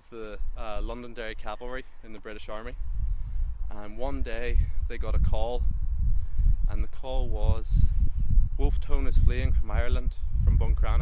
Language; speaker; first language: English; native; English